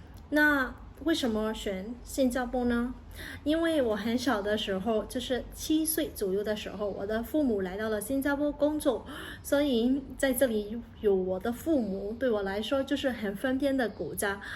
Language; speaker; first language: Chinese; non-native, fluent; Burmese